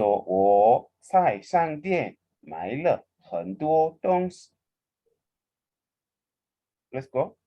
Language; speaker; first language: Chinese; non-native, fluent; English